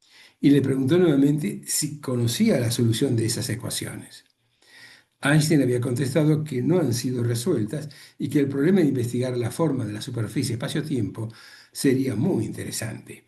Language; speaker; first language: Spanish; native; Spanish